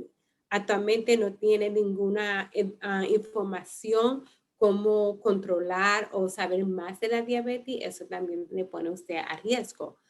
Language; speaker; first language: Spanish; early bilingual, heritage; Spanish